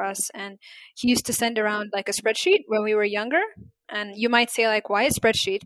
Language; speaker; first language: English; non-native, fluent; Amharic